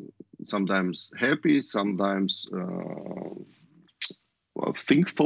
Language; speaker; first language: English; non-native, fluent; German